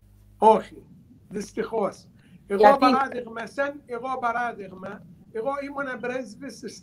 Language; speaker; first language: Greek; non-native, learner; Arabic